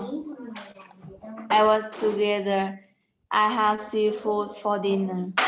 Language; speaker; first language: English; non-native, learner; Vietnamese